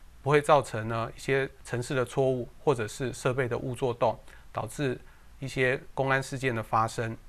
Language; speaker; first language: Chinese; native; Chinese